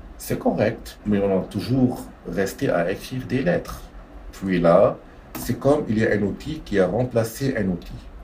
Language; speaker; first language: French; non-native, local second language; Arabic